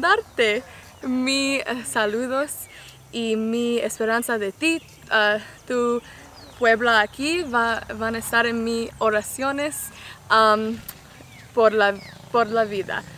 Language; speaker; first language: Spanish; non-native, learner; English